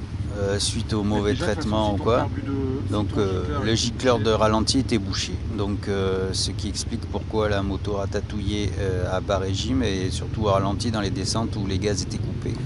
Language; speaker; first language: French; native; French